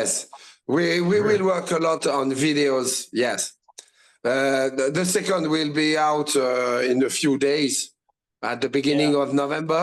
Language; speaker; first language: English; non-native, learner; French